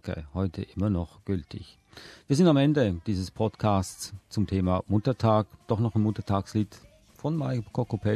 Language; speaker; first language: German; native; German